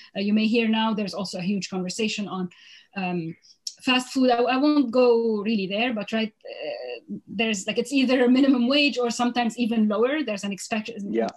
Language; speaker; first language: English; non-native, fluent; Arabic